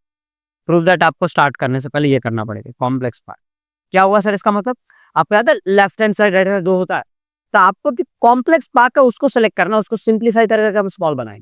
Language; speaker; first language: Hindi; non-native, local second language; Gujarati